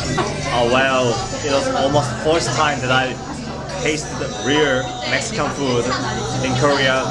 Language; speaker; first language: English; non-native, fluent; Korean